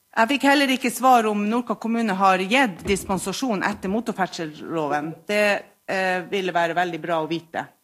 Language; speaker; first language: Norwegian; native; Norwegian